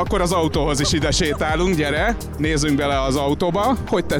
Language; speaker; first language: Hungarian; native; Hungarian